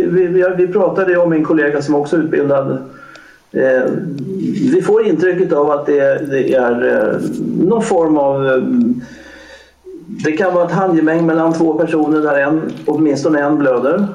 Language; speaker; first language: Swedish; native; Swedish